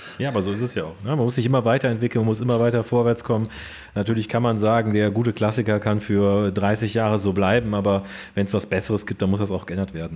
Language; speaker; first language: German; native; German